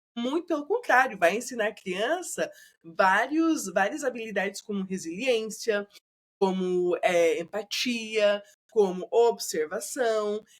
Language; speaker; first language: Portuguese; native; Portuguese